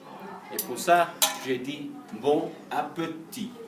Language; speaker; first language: French; non-native, learner; English